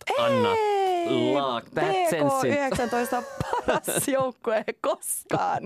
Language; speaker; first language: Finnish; non-native, local second language; Swedish